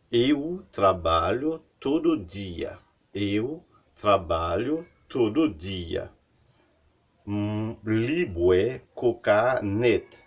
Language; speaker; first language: Portuguese; non-native, learner; Haitian Creole